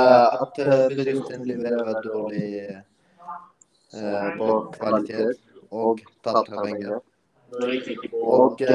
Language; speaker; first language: Norwegian; non-native, learner; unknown